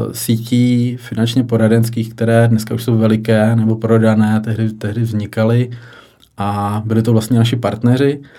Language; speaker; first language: Czech; native; Czech